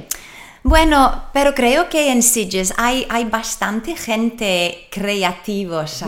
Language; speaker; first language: Spanish; non-native, learner; English